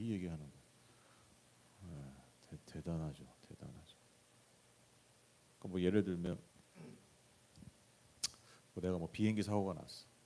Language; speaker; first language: Korean; native; Korean